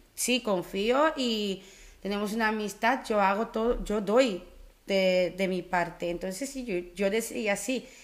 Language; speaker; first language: Spanish; early bilingual, other home language; Dutch